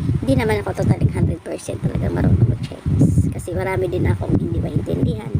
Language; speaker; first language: Filipino; native; Filipino